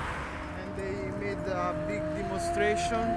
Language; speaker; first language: English; non-native, learner; Italian